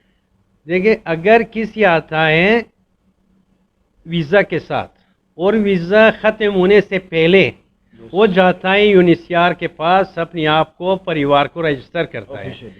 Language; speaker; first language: Hindi; non-native, fluent; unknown